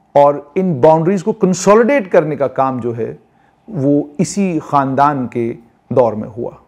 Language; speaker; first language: Hindi; non-native, local second language; Kashmiri